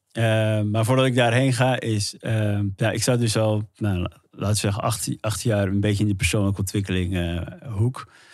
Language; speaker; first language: Dutch; early bilingual, other home language; Somali